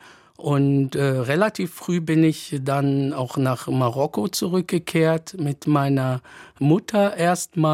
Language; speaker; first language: German; non-native, fluent; Arabic